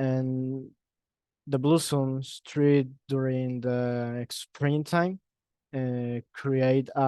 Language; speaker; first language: English; non-native, learner; Spanish